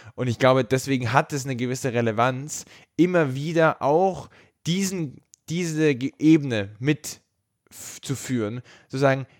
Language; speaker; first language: German; native; German